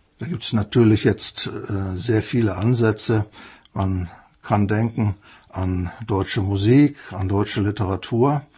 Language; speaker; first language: German; native; German